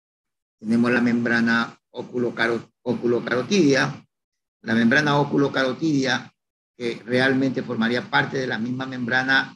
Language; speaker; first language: Spanish; native; Spanish